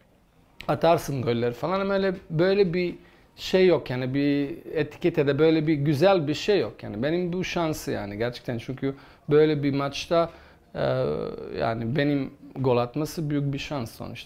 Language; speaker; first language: Turkish; non-native, fluent; Bosnian